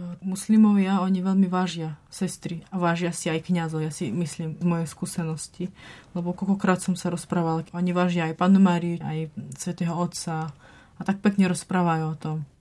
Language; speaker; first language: Slovak; non-native, fluent; Russian